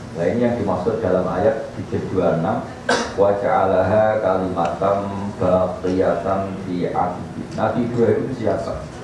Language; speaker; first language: Malay; non-native, local second language; Javanese